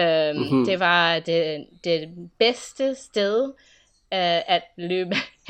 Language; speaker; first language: Danish; non-native, fluent; English